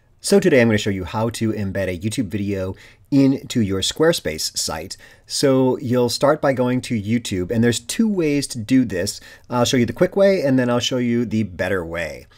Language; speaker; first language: English; native; English